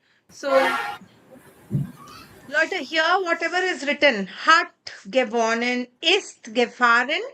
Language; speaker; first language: German; non-native, fluent; Kannada